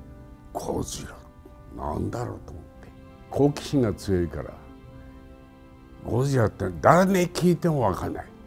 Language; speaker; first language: Japanese; native; Japanese